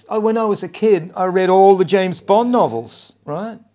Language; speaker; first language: English; native; English